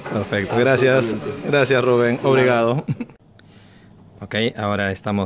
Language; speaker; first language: Spanish; native; Spanish